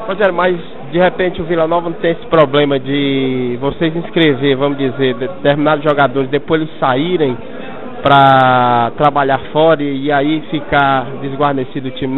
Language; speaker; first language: Portuguese; native; Portuguese